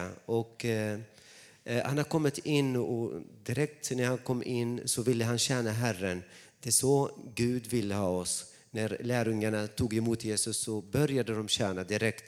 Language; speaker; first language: Swedish; non-native, fluent; Arabic